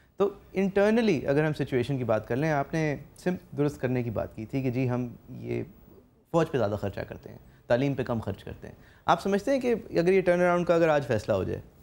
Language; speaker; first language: Urdu; native; Urdu